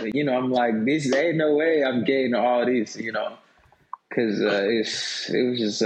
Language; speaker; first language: English; non-native, local second language; Swahili